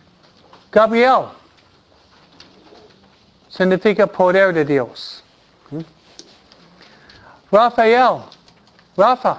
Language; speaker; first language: Spanish; non-native, fluent; English